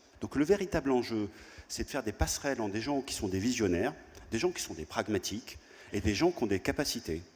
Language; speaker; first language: French; native; French